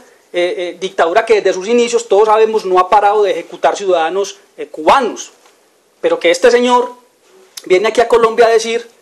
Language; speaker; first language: Spanish; native; Spanish